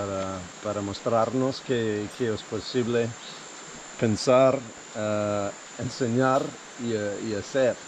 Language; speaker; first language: Spanish; non-native, fluent; English